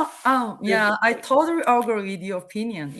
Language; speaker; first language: English; non-native, learner; Korean